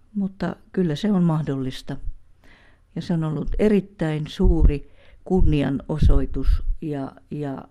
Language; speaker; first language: Finnish; native; Finnish